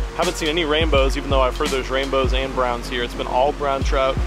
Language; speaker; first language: English; native; English